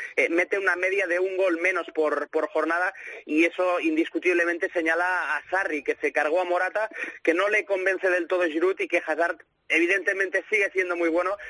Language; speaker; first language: Spanish; native; Spanish